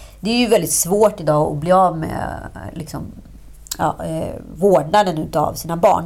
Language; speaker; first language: Swedish; native; Swedish